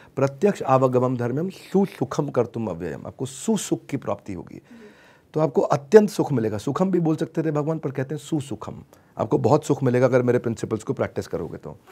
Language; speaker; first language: Hindi; native; Hindi